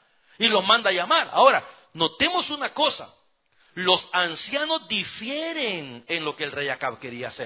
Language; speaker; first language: Spanish; native; Spanish